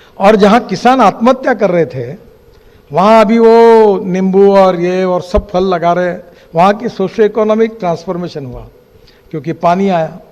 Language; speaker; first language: Hindi; non-native, local second language; Marathi